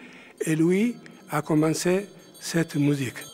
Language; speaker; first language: French; non-native, learner; Amharic